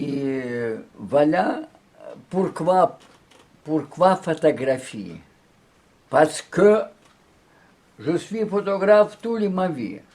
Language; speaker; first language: French; non-native, learner; Russian